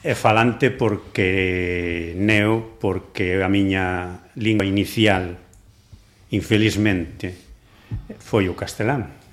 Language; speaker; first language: Galician; non-native, local second language; Spanish